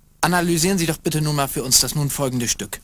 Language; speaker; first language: German; native; German